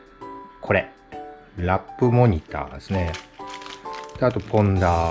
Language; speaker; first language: Japanese; native; Japanese